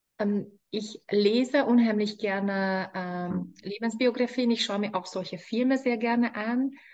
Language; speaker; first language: German; non-native, fluent; Hungarian